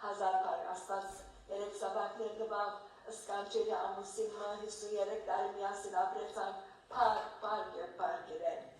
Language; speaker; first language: Armenian; early bilingual, heritage; Armenian